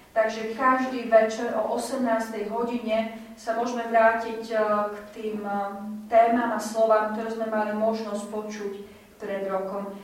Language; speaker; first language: Slovak; native; Slovak